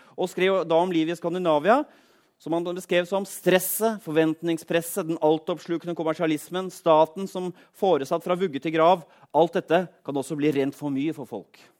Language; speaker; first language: Norwegian; native; Norwegian